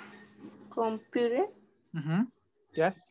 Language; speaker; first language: English; non-native, fluent; Spanish